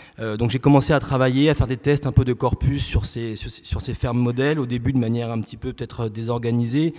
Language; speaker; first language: French; native; French